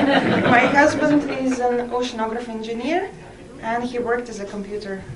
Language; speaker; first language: English; non-native, fluent; Russian